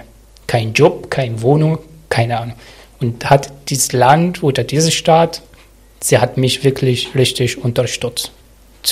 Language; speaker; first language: German; non-native, learner; Arabic